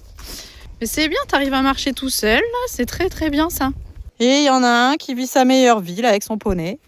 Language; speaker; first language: French; native; French